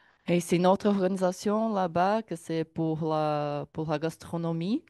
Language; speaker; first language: French; non-native, learner; Portuguese